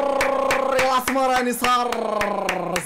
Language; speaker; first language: Arabic; native; Arabic